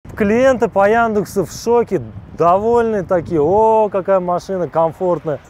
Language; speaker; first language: Russian; non-native, local second language; Uzbek